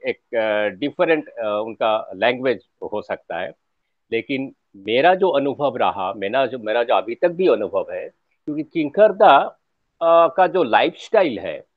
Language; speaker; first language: Hindi; non-native, local second language; Bangla